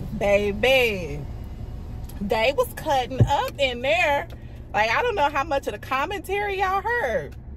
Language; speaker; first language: English; native; English